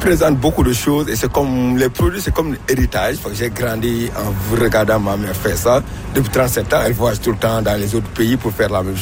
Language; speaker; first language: French; non-native, local second language; Wolof